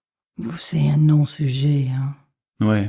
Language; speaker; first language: French; non-native, fluent; English